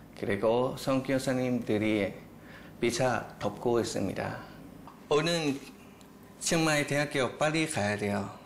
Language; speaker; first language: Korean; non-native, learner; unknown